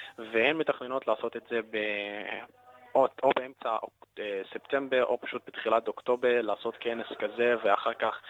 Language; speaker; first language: Hebrew; non-native, local second language; Arabic